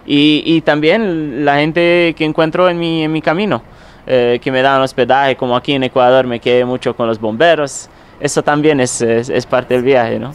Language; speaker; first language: Spanish; non-native, fluent; Romanian